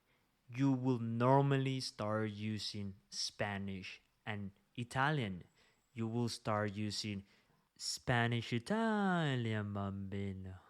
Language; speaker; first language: English; non-native, fluent; Spanish